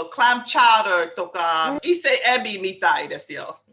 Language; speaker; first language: Japanese; non-native, learner; English